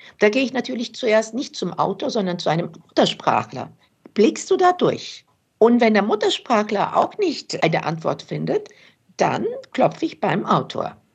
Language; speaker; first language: German; early bilingual, other home language; Turkish